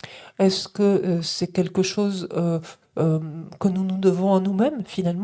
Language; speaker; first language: French; native; French